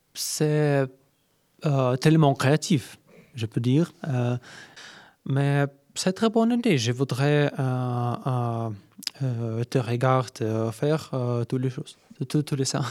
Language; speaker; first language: French; non-native, learner; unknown